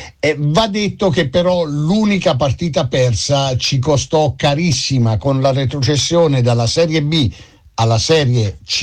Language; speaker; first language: Italian; native; Italian